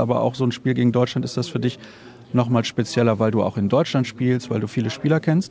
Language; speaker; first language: German; native; German